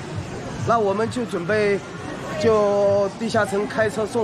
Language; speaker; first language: Chinese; native; Chinese